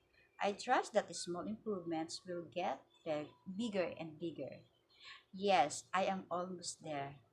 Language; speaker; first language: English; non-native, learner; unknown